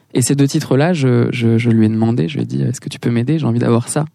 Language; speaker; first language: French; native; French